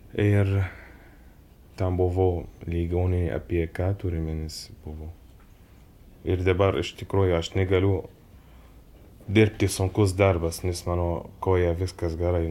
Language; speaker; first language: Lithuanian; non-native, learner; Arabic